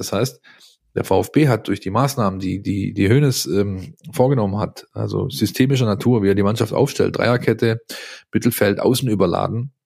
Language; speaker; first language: German; native; German